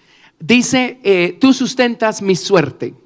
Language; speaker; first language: Spanish; native; Spanish